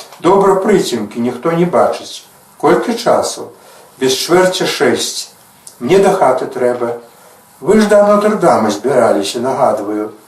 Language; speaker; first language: Belarusian; native; Belarusian